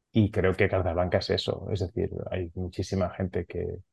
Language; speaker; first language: Spanish; non-native, local second language; Catalan